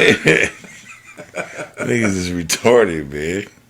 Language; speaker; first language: English; native; English